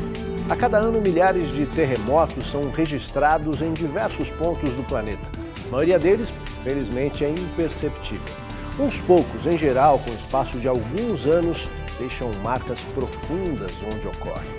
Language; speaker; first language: Portuguese; native; Portuguese